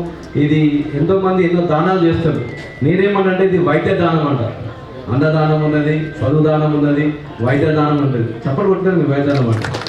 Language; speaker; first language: Telugu; native; Telugu